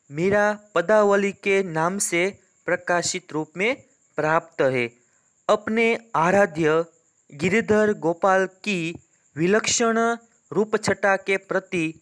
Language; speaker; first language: Hindi; non-native, local second language; Gujarati